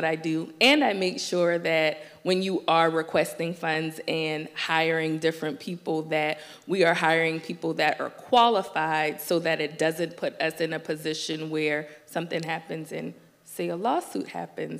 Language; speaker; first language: English; native; English